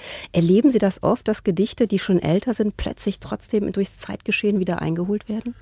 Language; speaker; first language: German; native; German